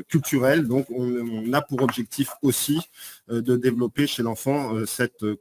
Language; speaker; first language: French; native; French